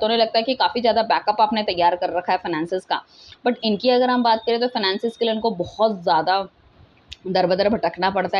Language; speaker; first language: Hindi; native; Hindi